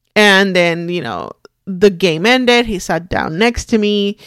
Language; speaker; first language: English; non-native, fluent; Spanish